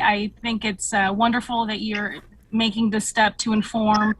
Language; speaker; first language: English; early bilingual, other home language; Spanish